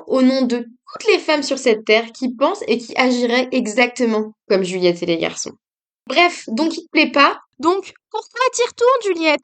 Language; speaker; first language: French; native; French